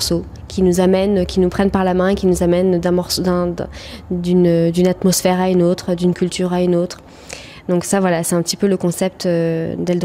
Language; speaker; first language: French; native; French